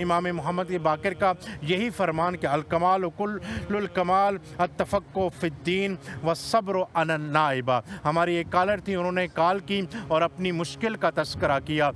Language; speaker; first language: Urdu; native; Urdu